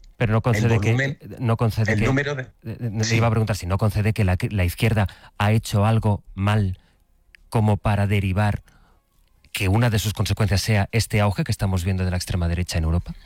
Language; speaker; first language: Spanish; native; Spanish